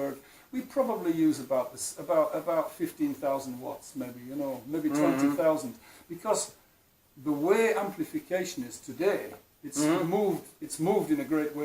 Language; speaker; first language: English; non-native, fluent; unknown